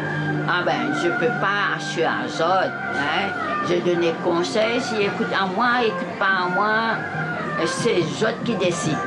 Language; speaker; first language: French; non-native, local second language; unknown